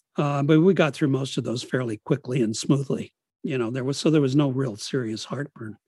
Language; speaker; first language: English; early bilingual, other home language; Italian